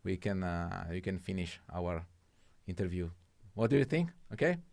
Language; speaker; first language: English; non-native, learner; Italian